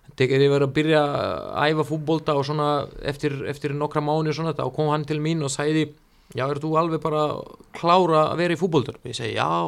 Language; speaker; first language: Icelandic; non-native, fluent; Serbian